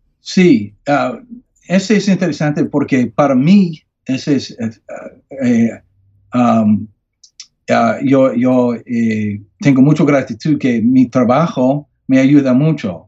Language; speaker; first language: Spanish; non-native, learner; English